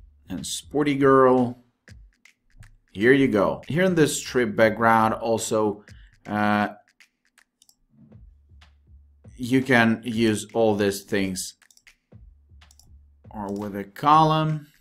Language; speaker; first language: English; non-native, fluent; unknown